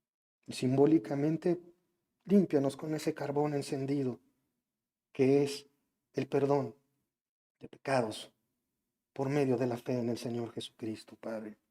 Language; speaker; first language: Spanish; native; Spanish